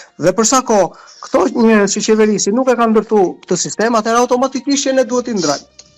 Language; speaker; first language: Albanian; native; Albanian